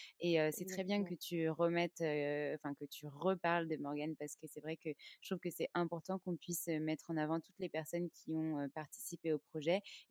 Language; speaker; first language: French; native; French